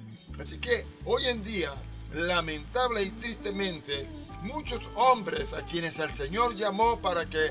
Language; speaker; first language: Spanish; native; Spanish